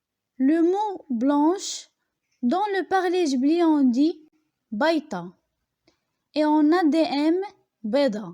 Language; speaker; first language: French; non-native, local second language; Arabic